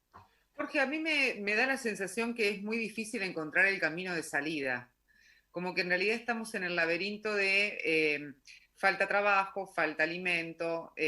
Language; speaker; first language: Spanish; native; Spanish